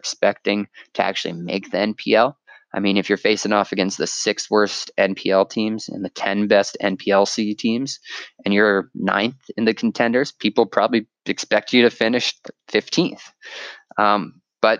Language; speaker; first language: English; native; English